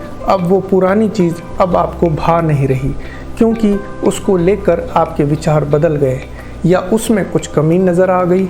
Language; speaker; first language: Hindi; native; Hindi